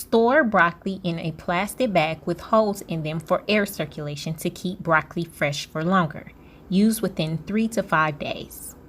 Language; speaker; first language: English; native; English